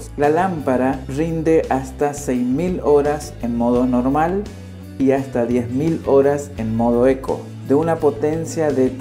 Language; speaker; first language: Spanish; native; Spanish